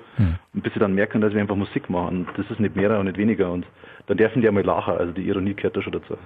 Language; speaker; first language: German; native; German